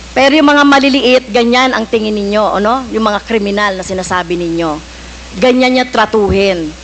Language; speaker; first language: Filipino; native; Filipino